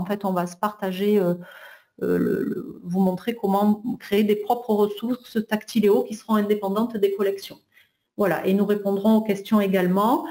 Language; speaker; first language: French; native; French